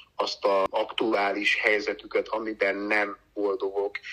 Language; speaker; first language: Hungarian; native; Hungarian